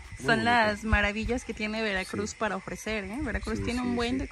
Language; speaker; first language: Spanish; native; Spanish